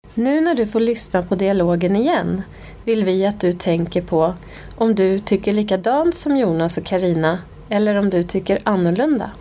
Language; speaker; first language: Swedish; native; Swedish